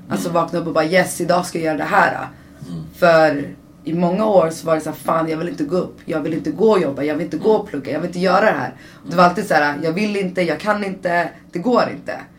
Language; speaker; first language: Swedish; early bilingual, other home language; Persian